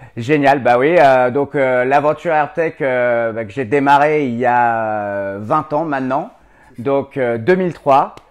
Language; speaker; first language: French; native; French